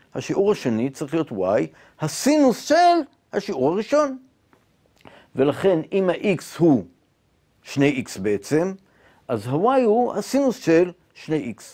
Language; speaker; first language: Hebrew; native; Hebrew